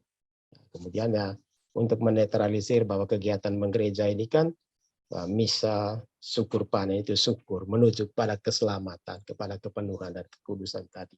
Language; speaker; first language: Indonesian; native; Indonesian